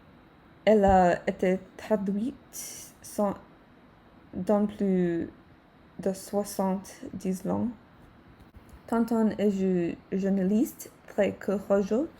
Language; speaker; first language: French; non-native, learner; English